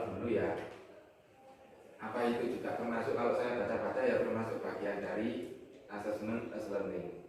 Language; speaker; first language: Indonesian; native; Indonesian